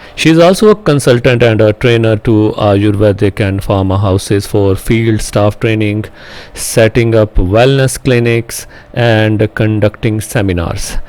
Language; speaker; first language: English; non-native, local second language; Punjabi